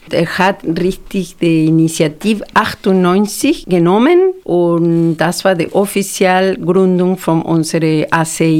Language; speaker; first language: German; non-native, fluent; Spanish